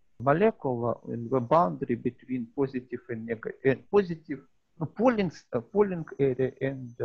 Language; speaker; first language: English; non-native, learner; Russian